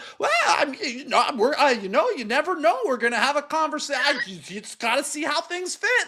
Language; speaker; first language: English; native; English